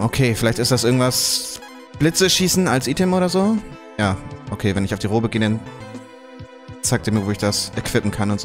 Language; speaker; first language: German; native; German